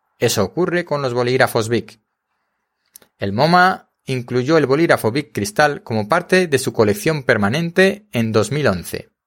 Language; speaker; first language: Spanish; native; Spanish